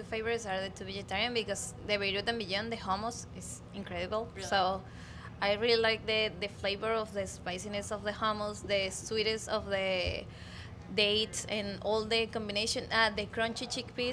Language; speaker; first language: English; non-native, learner; Spanish